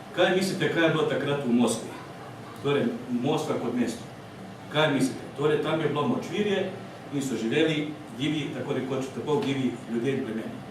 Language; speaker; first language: Slovenian; non-native, fluent; Ukrainian